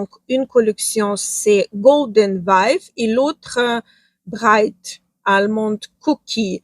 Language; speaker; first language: French; non-native, fluent; Ukrainian